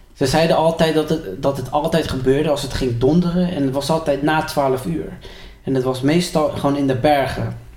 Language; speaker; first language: Dutch; early bilingual, other home language; Spanish